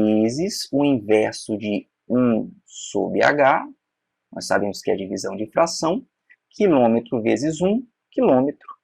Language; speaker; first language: Portuguese; native; Portuguese